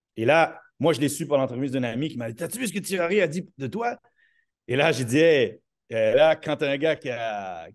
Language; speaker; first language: French; native; French